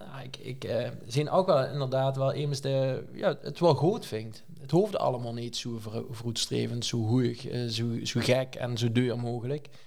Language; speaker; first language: Dutch; native; Dutch